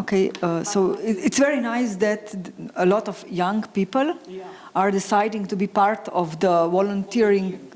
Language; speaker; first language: English; non-native, fluent; Slovenian